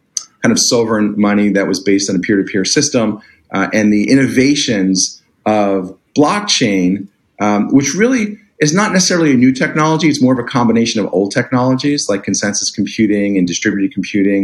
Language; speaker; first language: English; native; English